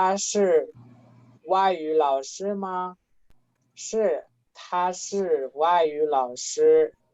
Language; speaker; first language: Chinese; non-native, fluent; Spanish